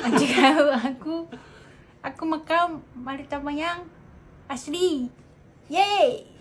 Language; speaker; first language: Indonesian; non-native, learner; Korean